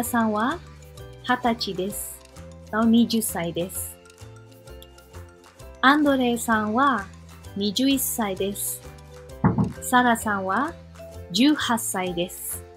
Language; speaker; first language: Japanese; non-native, fluent; Indonesian